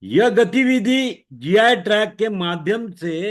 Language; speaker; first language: Hindi; non-native, local second language; Marathi